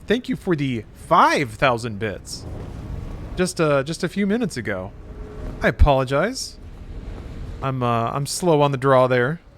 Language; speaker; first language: English; native; English